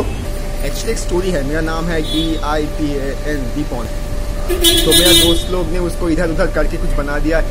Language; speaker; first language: Hindi; non-native, local second language; Bangla